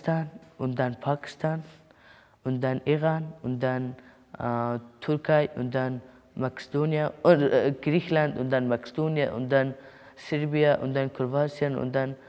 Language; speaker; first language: German; non-native, learner; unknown